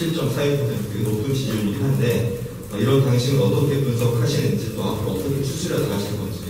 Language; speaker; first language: Korean; native; Korean